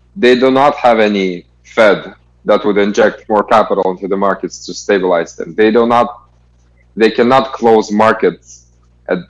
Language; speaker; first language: English; non-native, fluent; Kazakh